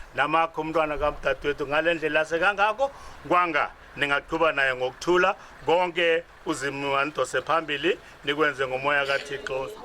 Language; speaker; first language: Zulu; non-native, local second language; South Ndebele